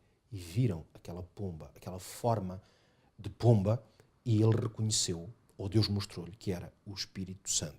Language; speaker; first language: Portuguese; native; Portuguese